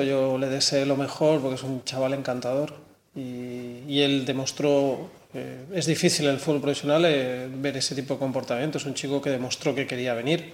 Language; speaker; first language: Spanish; native; Spanish